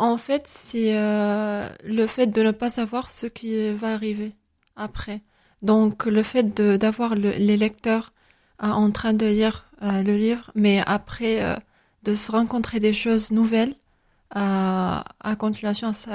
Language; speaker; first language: French; non-native, fluent; Spanish